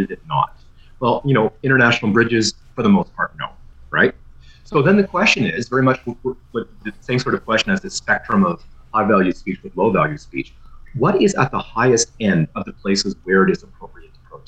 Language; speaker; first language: English; native; English